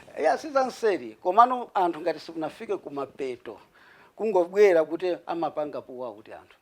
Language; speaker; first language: Nyanja; non-native, local second language; Tumbuka